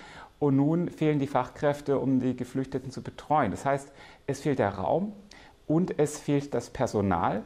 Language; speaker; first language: German; native; German